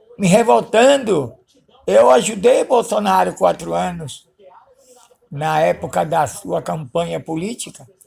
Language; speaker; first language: Portuguese; early bilingual, other home language; Spanish